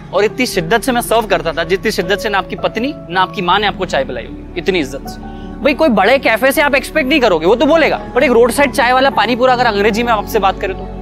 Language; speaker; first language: Hindi; native; Hindi